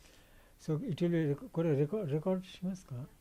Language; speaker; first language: Japanese; non-native, fluent; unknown